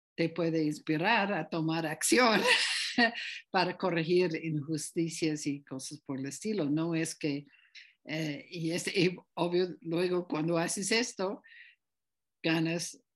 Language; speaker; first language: Spanish; non-native, fluent; English